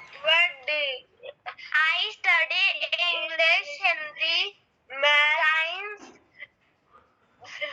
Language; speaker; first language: English; non-native, learner; Hindi